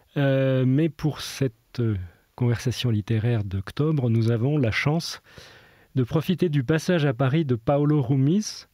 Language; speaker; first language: French; native; French